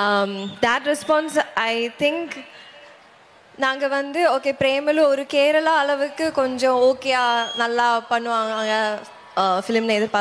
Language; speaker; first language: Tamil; non-native, local second language; Malayalam